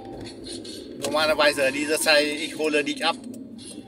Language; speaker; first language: German; non-native, learner; Vietnamese